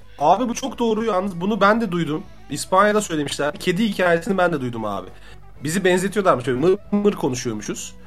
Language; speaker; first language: Turkish; native; Turkish